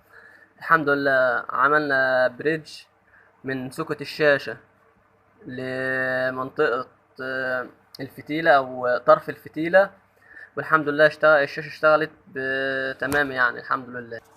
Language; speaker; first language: Arabic; native; Arabic